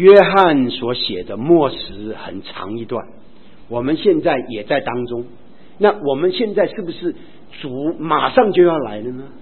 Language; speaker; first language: Chinese; native; Chinese